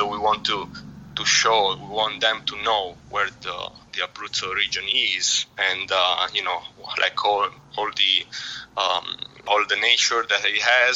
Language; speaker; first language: English; non-native, fluent; Italian